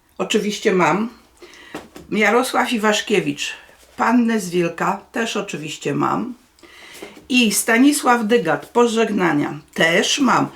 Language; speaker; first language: Polish; native; Polish